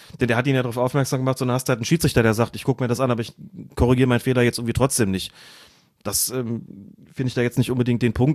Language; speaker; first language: German; native; German